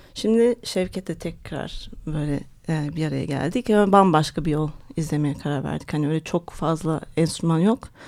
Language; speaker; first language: Turkish; early bilingual, heritage; Turkish